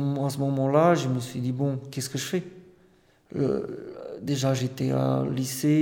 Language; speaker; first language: French; non-native, fluent; Romanian